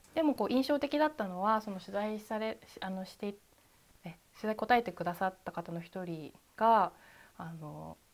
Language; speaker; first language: Japanese; native; Japanese